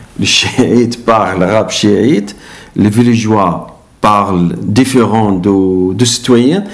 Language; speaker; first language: French; non-native, learner; Arabic